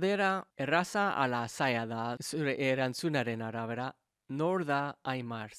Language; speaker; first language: Basque; non-native, learner; English